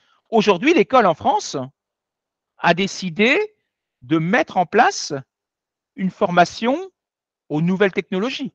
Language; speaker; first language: French; native; French